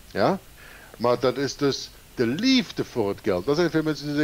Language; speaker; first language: Dutch; non-native, fluent; German